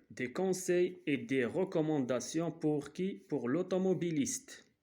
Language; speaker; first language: French; non-native, local second language; Arabic